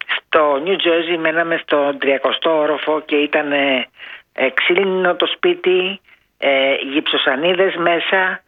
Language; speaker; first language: Greek; early bilingual, heritage; Greek